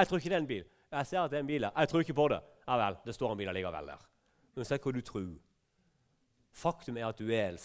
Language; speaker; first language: Norwegian; native; Norwegian